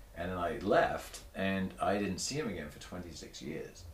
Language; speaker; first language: English; native; English